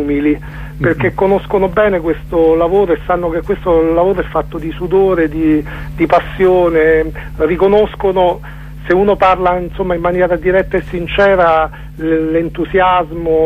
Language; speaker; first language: Italian; native; Italian